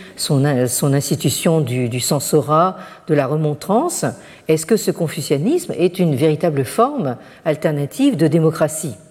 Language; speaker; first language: French; native; French